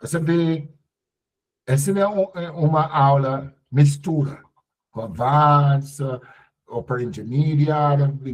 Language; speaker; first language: Portuguese; non-native, learner; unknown